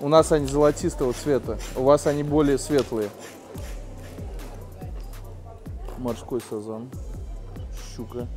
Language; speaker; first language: Russian; native; Russian